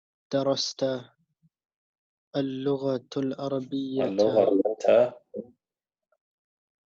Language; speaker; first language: Arabic; non-native, learner; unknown